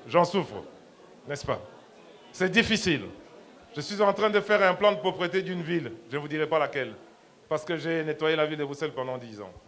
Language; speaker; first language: French; non-native, local second language; Lingala